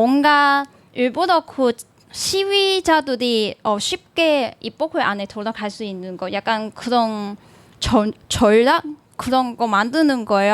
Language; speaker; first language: Korean; non-native, learner; Cantonese